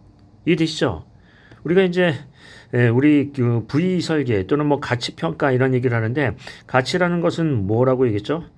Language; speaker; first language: Korean; native; Korean